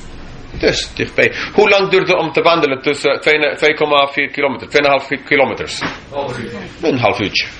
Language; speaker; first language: Dutch; non-native, fluent; English